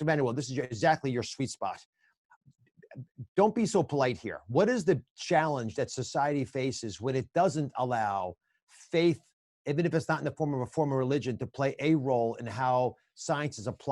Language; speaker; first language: English; native; English